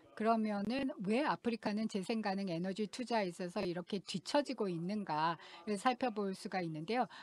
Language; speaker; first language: Korean; non-native, fluent; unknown